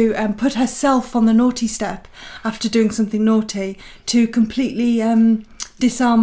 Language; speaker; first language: English; native; English